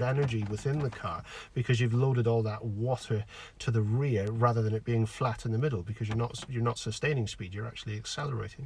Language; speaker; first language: English; native; English